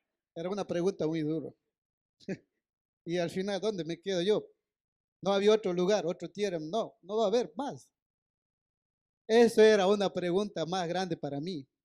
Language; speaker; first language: Spanish; non-native, local second language; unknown